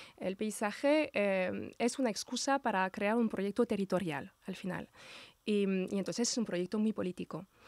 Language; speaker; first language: Spanish; non-native, fluent; French